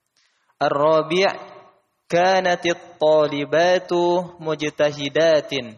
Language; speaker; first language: Arabic; non-native, learner; Indonesian